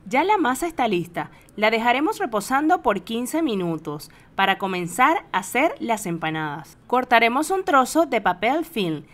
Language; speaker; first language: Spanish; native; Spanish